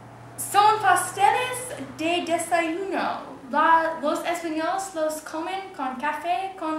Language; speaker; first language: Spanish; non-native, learner; English